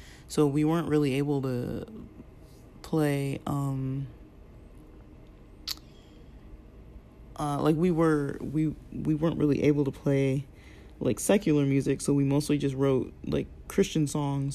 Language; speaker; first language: English; native; English